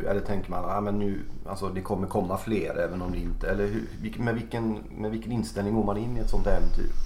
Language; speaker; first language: Swedish; native; Swedish